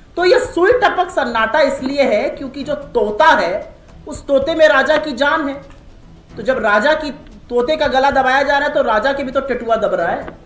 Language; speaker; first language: Hindi; native; Hindi